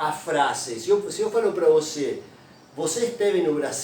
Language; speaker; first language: Portuguese; non-native, fluent; Spanish